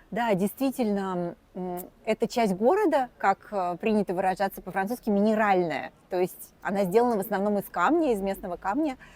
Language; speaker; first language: Russian; native; Russian